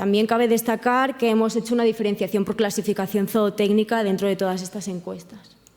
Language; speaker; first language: Spanish; native; Spanish